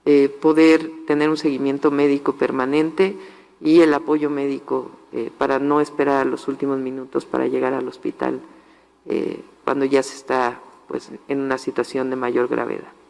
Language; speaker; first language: Spanish; native; Spanish